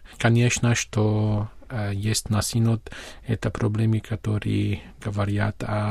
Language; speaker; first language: Russian; non-native, fluent; Armenian